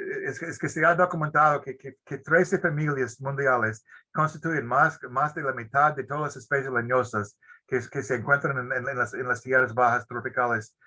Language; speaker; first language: Spanish; non-native, fluent; English